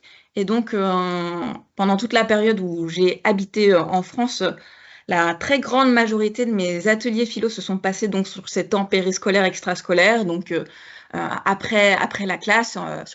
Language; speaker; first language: French; native; French